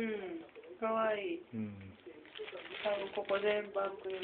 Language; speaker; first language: Spanish; non-native, learner; Japanese